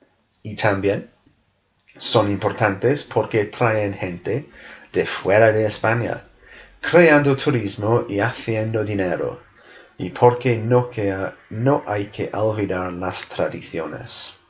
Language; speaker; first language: Spanish; non-native, fluent; English